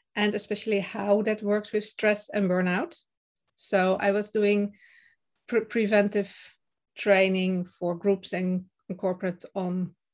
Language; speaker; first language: English; non-native, fluent; Dutch